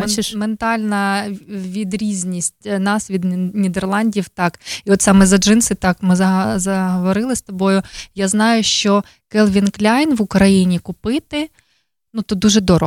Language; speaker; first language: Ukrainian; native; Ukrainian